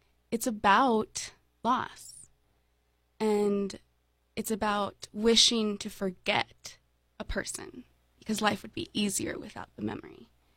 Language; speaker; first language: English; native; English